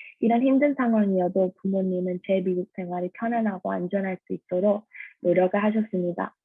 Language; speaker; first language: Korean; early bilingual, heritage; Korean